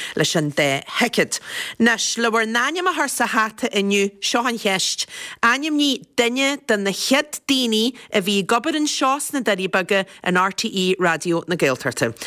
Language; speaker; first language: Irish; native; Irish